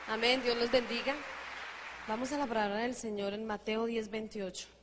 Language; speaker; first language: Spanish; native; Spanish